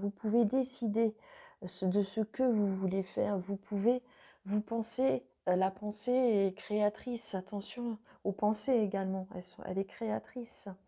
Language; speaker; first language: French; native; French